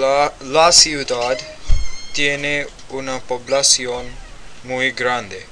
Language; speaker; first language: Spanish; non-native, learner; English